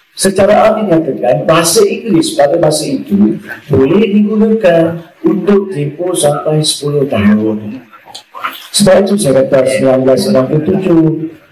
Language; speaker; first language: Malay; native; Malay